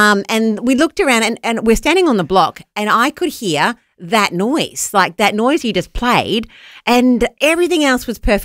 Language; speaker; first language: English; native; English